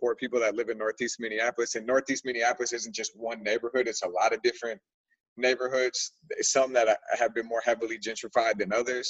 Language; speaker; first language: English; native; English